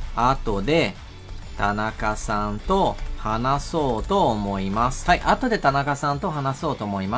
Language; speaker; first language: Japanese; non-native, fluent; Portuguese